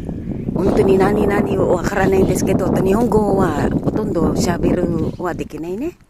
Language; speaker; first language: Japanese; non-native, learner; Filipino